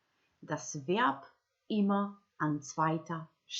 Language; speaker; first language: German; non-native, fluent; Macedonian